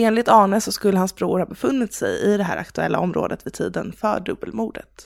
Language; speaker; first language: Swedish; native; Swedish